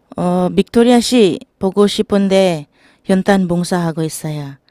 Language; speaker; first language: Korean; non-native, learner; Filipino